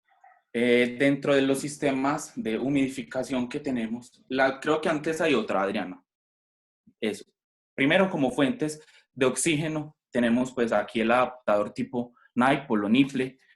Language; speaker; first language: Spanish; native; Spanish